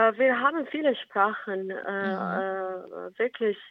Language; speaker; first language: German; non-native, learner; Arabic